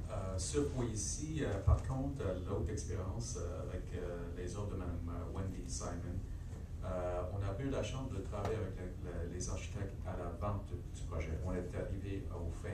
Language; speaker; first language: French; non-native, local second language; English